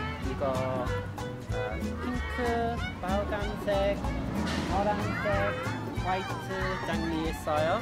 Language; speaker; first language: Korean; non-native, learner; English